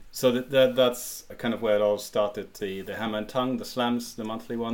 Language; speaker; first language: English; non-native, fluent; German